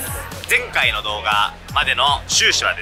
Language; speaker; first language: Japanese; native; Japanese